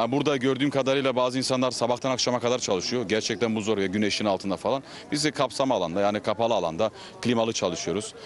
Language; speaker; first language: Turkish; early bilingual, heritage; Turkish